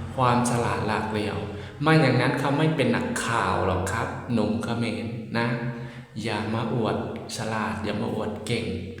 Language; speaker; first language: Thai; native; Thai